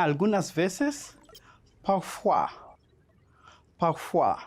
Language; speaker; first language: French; non-native, fluent; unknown